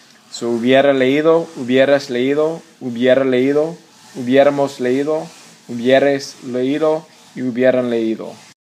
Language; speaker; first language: Spanish; non-native, fluent; English